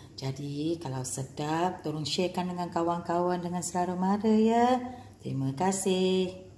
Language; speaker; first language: Malay; non-native, local second language; Chinese